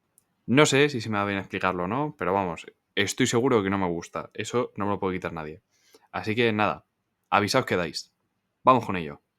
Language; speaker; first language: Spanish; native; Spanish